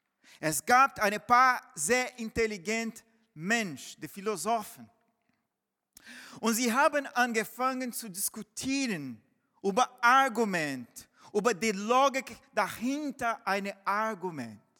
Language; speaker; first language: German; non-native, fluent; Portuguese